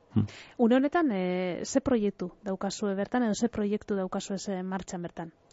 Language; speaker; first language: Basque; native; Basque